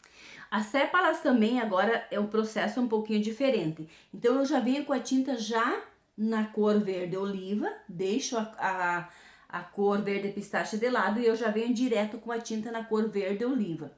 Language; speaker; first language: Portuguese; native; Portuguese